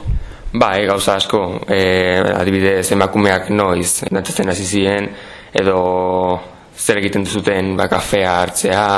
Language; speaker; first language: Basque; non-native, local second language; Spanish